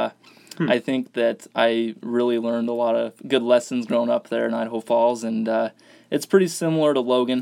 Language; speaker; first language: English; native; English